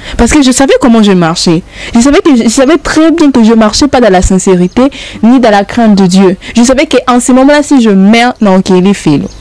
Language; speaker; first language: French; non-native, local second language; Lingala